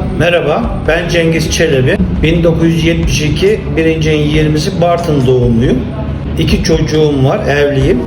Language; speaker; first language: Turkish; native; Turkish